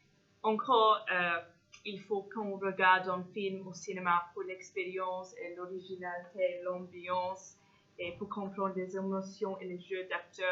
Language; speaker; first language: French; non-native, fluent; English